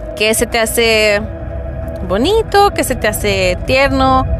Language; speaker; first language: Spanish; early bilingual, heritage; Spanish